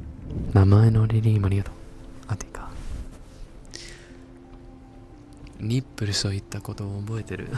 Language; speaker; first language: Japanese; non-native, fluent; English